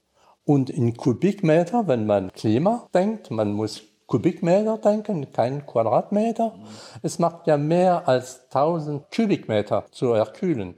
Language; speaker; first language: German; non-native, learner; French